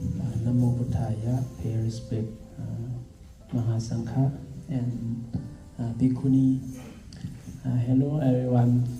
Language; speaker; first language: English; non-native, learner; Thai